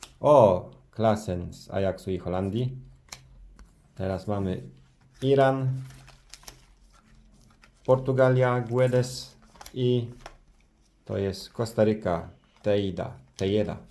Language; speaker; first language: Polish; early bilingual, heritage; Polish